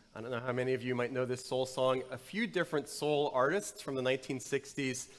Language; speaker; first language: English; native; English